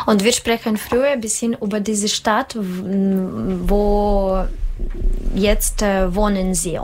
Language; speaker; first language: German; non-native, learner; Russian